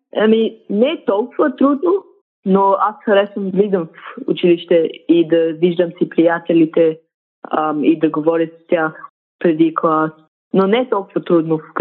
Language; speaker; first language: Bulgarian; early bilingual, heritage; English